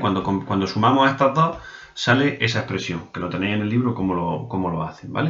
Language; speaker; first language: Spanish; native; Spanish